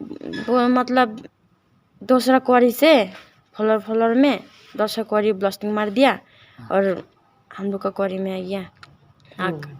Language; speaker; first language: Hindi; non-native, local second language; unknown